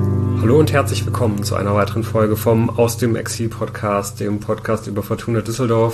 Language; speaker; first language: German; native; German